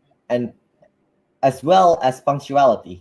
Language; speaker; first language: English; non-native, fluent; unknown